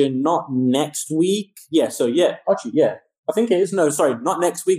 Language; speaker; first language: English; native; English